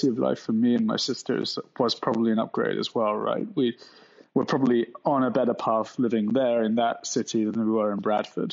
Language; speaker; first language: English; native; English